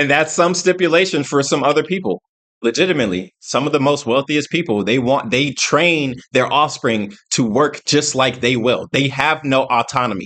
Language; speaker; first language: English; native; English